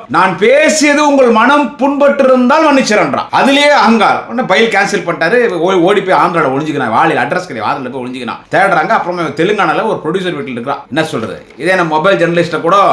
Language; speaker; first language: Tamil; non-native, local second language; Telugu